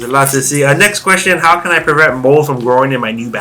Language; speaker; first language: English; native; English